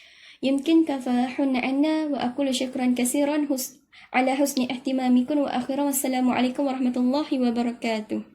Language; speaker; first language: Arabic; non-native, learner; Malay